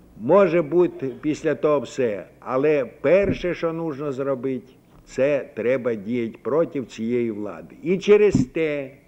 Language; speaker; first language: Ukrainian; native; Ukrainian